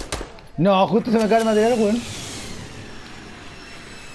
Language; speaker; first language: Spanish; native; Spanish